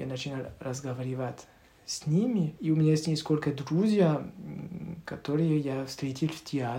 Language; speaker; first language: Russian; non-native, learner; French